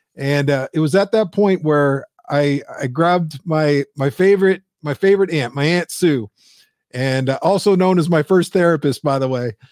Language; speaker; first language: English; native; English